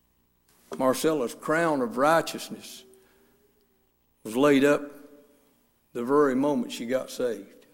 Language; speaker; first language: English; native; English